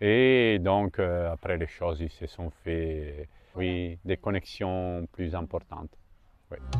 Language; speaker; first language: French; non-native, fluent; Italian